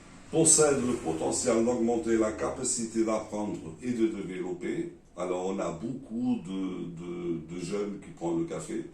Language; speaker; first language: French; non-native, learner; Portuguese